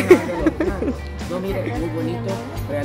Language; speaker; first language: Spanish; native; Spanish